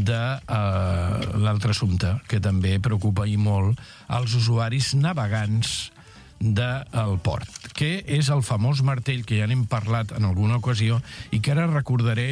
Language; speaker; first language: Catalan; native; Catalan